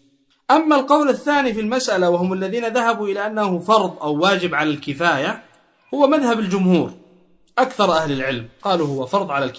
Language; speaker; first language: Arabic; native; Arabic